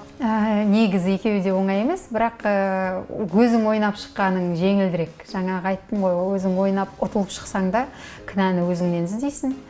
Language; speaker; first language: Kazakh; native; Kazakh